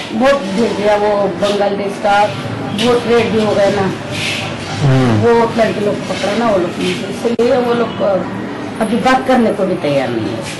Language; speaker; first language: Hindi; non-native, local second language; Bangla